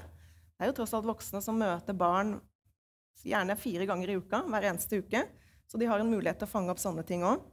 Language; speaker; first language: Norwegian; native; Norwegian